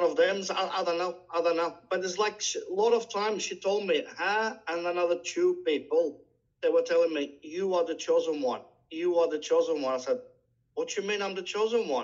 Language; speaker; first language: English; non-native, learner; Portuguese